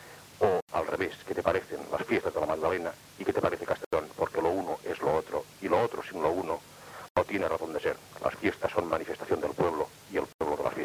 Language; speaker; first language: Spanish; native; Spanish